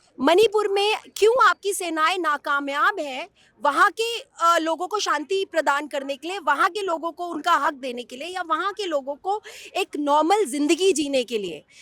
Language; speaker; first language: Hindi; native; Hindi